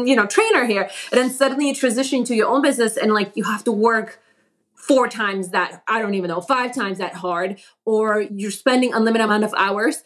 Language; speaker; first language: English; non-native, fluent; Polish